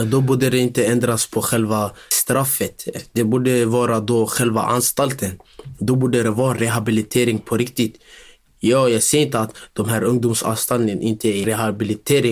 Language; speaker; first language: Swedish; non-native, local second language; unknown